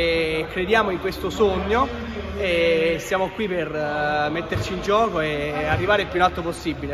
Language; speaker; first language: Italian; native; Italian